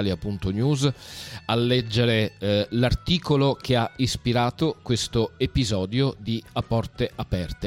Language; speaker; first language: Italian; native; Italian